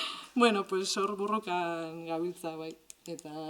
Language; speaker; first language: Basque; native; Basque